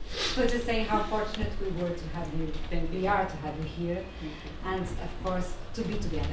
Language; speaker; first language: English; non-native, fluent; Portuguese